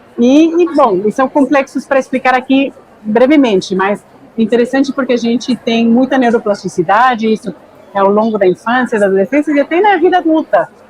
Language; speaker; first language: Portuguese; non-native, fluent; Spanish